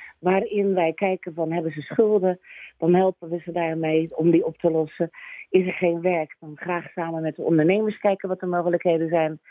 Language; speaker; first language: Dutch; native; Dutch